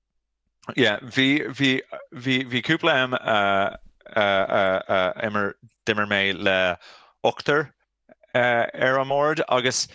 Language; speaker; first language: Irish; non-native, learner; English